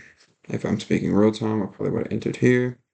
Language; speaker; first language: English; native; English